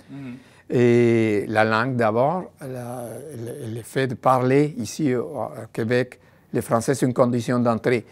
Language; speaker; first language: French; non-native, fluent; Spanish